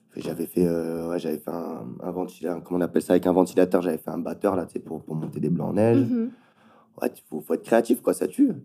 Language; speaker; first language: French; native; French